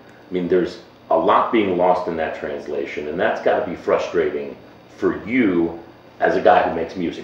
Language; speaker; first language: English; native; English